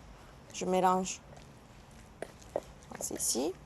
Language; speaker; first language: French; non-native, learner; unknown